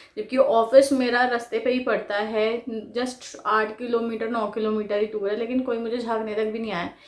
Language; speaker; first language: Hindi; non-native, local second language; Bangla